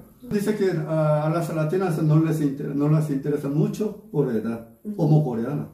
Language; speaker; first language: Spanish; non-native, learner; Korean